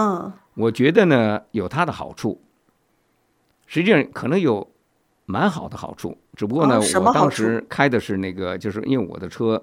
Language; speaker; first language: Chinese; native; Chinese